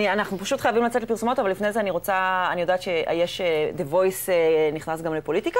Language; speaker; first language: Hebrew; native; Hebrew